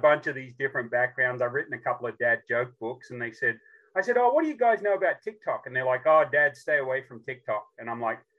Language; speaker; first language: English; native; English